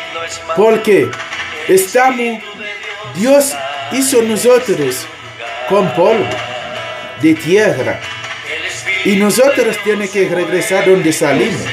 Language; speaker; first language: Spanish; non-native, learner; Haitian Creole